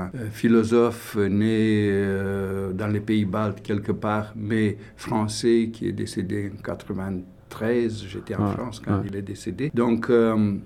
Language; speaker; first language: French; non-native, fluent; Romanian